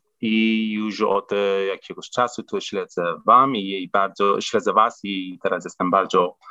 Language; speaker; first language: Polish; non-native, fluent; Persian